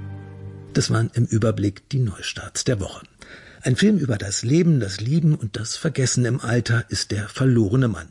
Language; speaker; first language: German; native; German